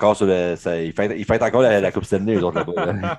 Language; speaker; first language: French; native; French